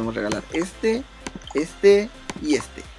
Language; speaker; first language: Spanish; native; Spanish